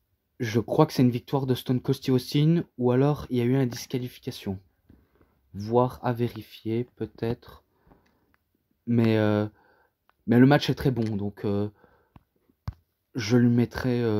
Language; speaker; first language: French; native; French